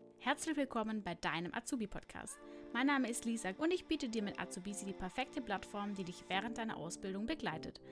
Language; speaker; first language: German; native; German